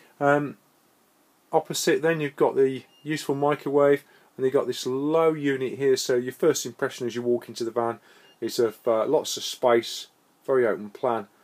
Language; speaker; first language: English; native; English